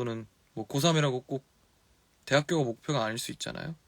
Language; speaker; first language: Korean; native; Korean